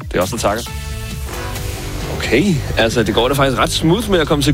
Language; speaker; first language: Danish; native; Danish